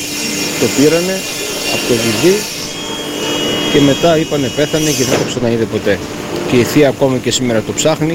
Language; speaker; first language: Greek; early bilingual, heritage; Greek